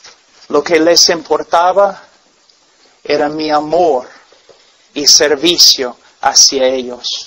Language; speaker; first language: Spanish; non-native, fluent; English